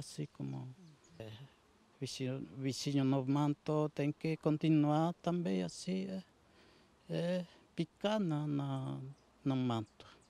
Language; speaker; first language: Portuguese; non-native, local second language; Guarani